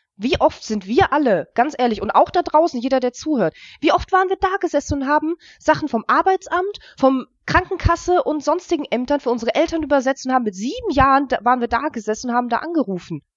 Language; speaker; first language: German; early bilingual, other home language; Russian